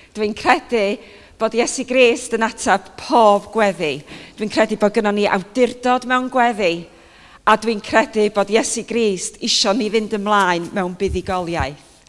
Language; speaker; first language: Welsh; native; Welsh